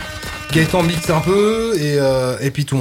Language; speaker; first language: French; native; French